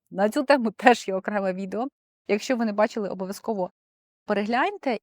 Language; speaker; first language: Ukrainian; non-native, local second language; Russian